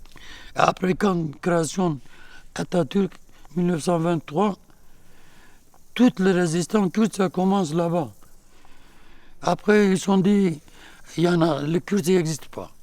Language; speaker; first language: French; non-native, learner; Kurdish